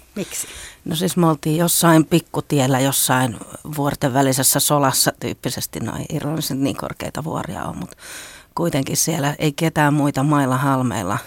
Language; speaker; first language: Finnish; native; Finnish